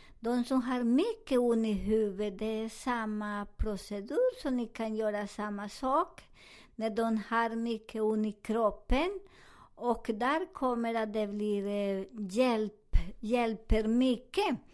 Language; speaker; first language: Swedish; non-native, learner; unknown